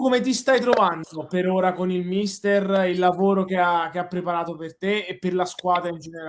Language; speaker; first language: Italian; native; Italian